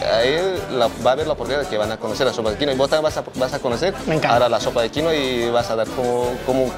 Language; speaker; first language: Spanish; native; Spanish